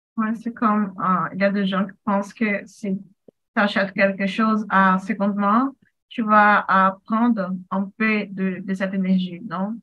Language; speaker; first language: French; non-native, fluent; Portuguese